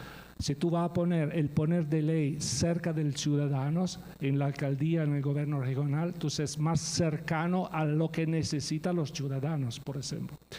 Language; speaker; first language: Spanish; non-native, fluent; Italian